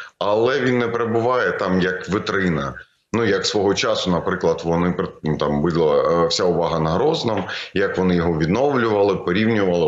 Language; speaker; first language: Ukrainian; non-native, local second language; Russian